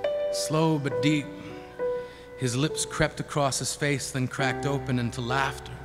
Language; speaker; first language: English; native; English